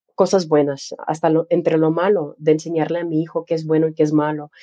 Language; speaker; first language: Spanish; native; Spanish